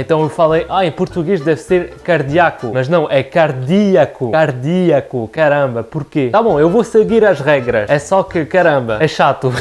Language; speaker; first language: Portuguese; early bilingual, other home language; French